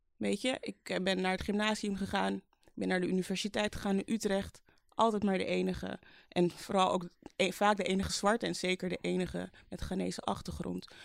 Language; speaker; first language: Dutch; early bilingual, other home language; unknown